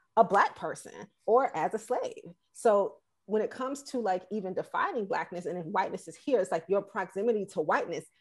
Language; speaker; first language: English; native; English